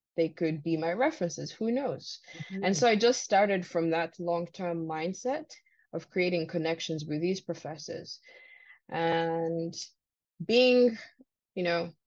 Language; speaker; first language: English; non-native, local second language; Ganda